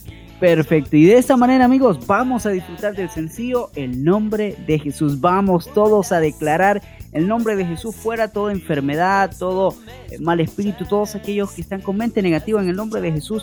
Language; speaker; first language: Spanish; native; Spanish